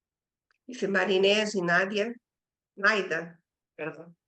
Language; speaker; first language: Spanish; non-native, local second language; Portuguese